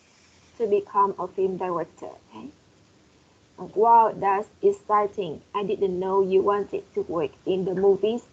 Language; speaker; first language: English; non-native, fluent; Vietnamese